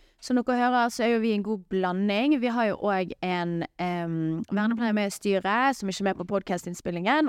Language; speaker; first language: Norwegian; native; Norwegian